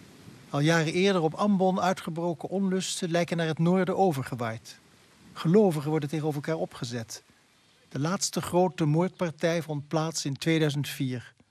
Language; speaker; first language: Dutch; native; Dutch